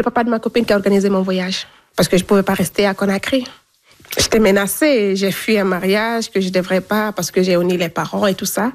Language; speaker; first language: French; non-native, local second language; Fula